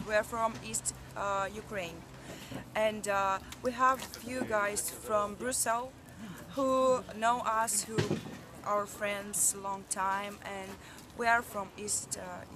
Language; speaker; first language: English; non-native, learner; Russian